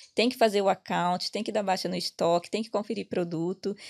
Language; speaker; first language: Portuguese; native; Portuguese